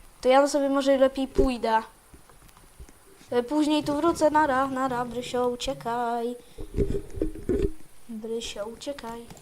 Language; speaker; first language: Polish; native; Polish